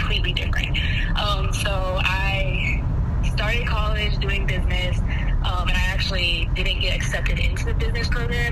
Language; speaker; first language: English; native; English